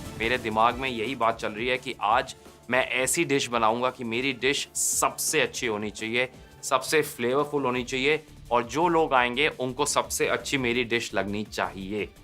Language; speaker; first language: Hindi; native; Hindi